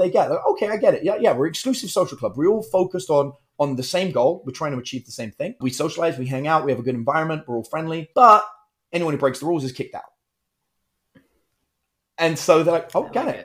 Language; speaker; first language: English; native; English